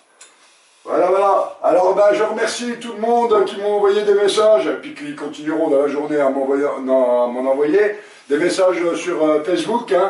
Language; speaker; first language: French; native; French